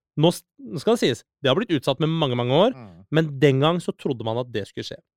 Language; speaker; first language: Norwegian; early bilingual, other home language; Persian